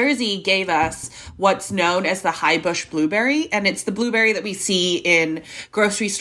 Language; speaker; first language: English; non-native, local second language; Cantonese